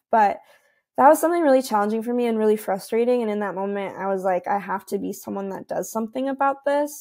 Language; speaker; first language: English; early bilingual, other home language; Spanish